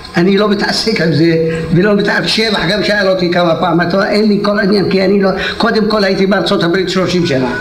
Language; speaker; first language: Hebrew; non-native, fluent; Arabic